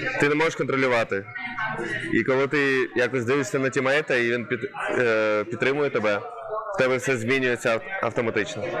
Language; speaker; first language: Ukrainian; non-native, local second language; Russian